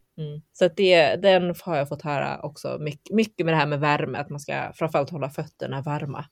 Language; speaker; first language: Swedish; early bilingual, heritage; Chinese